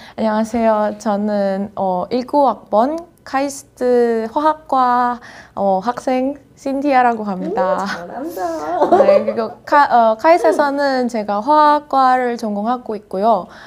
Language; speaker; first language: Korean; non-native, fluent; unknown